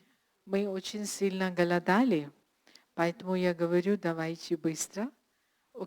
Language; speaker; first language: Russian; non-native, learner; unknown